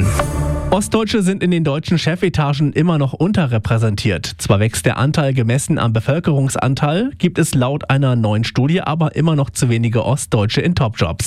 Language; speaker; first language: German; native; German